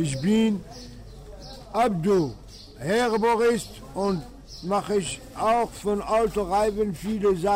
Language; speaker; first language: German; non-native, learner; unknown